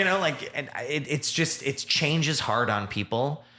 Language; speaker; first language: English; native; English